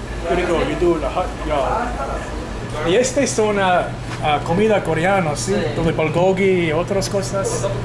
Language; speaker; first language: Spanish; non-native, learner; English